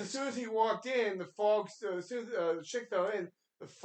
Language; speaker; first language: English; native; English